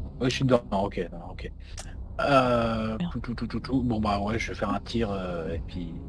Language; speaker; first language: French; native; French